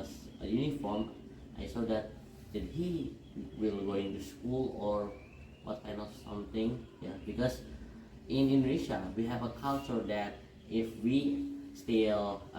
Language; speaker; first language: English; non-native, learner; Indonesian